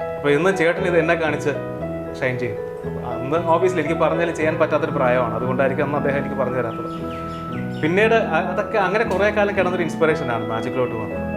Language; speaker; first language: Malayalam; non-native, local second language; Tamil